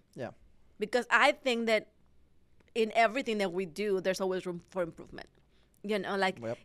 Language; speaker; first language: English; non-native, fluent; Spanish